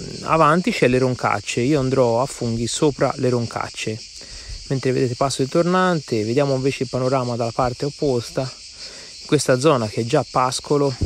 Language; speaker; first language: Italian; native; Italian